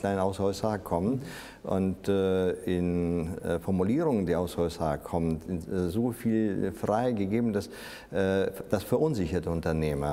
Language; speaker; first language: German; non-native, fluent; Russian